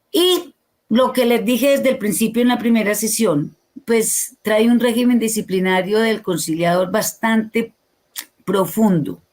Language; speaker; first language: Spanish; native; Spanish